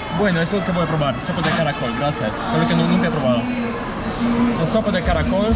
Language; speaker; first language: Spanish; non-native, fluent; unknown